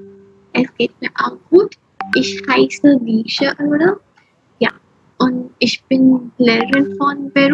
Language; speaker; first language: German; non-native, fluent; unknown